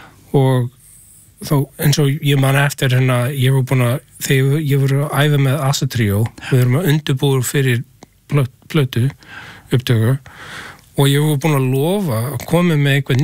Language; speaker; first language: Icelandic; non-native, learner; English